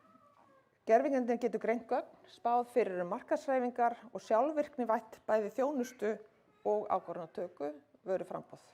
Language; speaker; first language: Icelandic; native; Icelandic